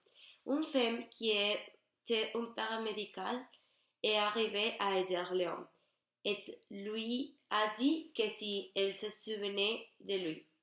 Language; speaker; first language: French; non-native, learner; Spanish